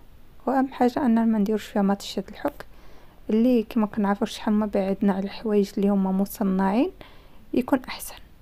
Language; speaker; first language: Arabic; native; Arabic